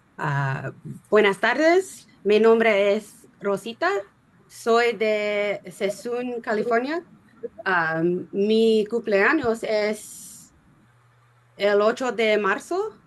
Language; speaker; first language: Spanish; non-native, learner; English